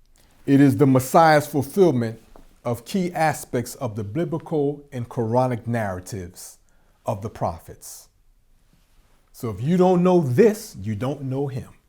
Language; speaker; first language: English; native; English